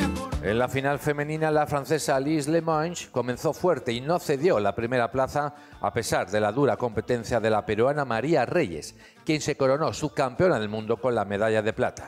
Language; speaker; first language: Spanish; native; Spanish